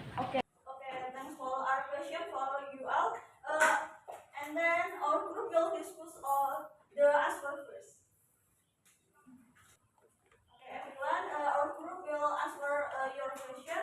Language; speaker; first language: English; non-native, learner; Indonesian